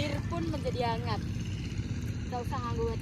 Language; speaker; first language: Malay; non-native, local second language; Javanese